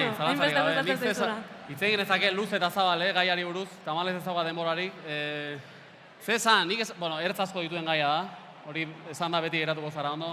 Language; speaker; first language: Basque; native; Basque